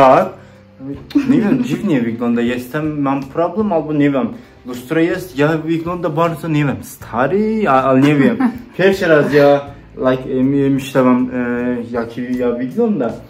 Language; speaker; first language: Polish; non-native, learner; Turkish